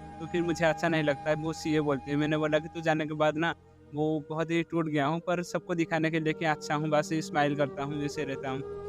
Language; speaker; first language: Hindi; non-native, local second language; Odia